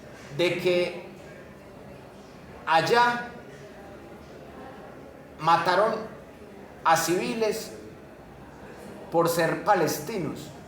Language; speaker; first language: Spanish; native; Spanish